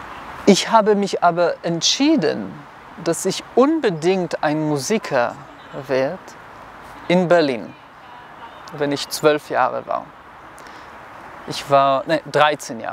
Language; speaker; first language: German; non-native, fluent; Hebrew